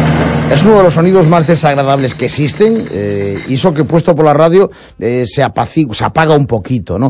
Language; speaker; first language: Spanish; native; Spanish